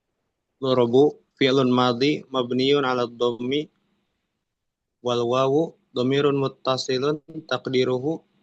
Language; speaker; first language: Arabic; non-native, learner; Indonesian